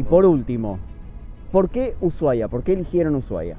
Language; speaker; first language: Spanish; native; Spanish